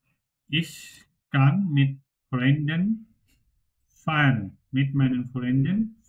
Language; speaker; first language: German; non-native, learner; Bangla